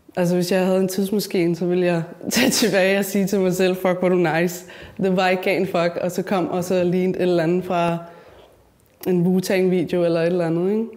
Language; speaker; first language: Danish; early bilingual, other home language; Spanish